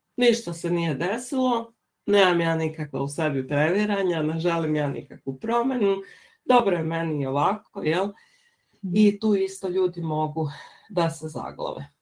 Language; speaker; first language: Serbian; native; Serbian